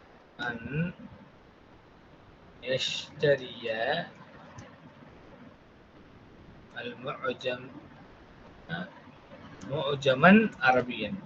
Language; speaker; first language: Arabic; non-native, fluent; Tamil